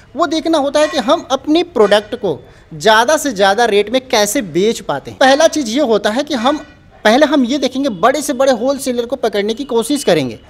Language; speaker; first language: Hindi; native; Hindi